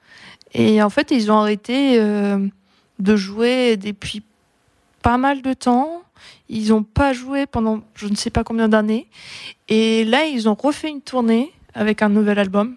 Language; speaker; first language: French; non-native, fluent; Russian